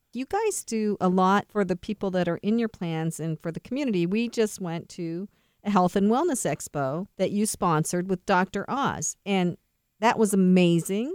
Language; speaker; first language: English; native; English